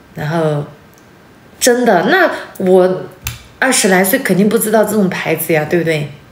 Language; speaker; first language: Chinese; non-native, local second language; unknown